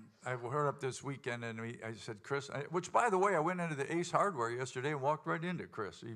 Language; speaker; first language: English; native; English